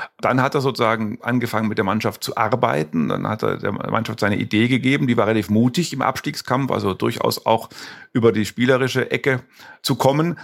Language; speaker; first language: German; native; German